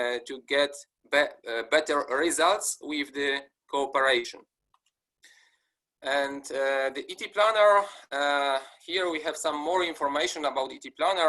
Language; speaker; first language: English; non-native, fluent; Polish